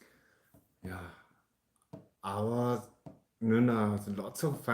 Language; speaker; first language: English; non-native, fluent; Japanese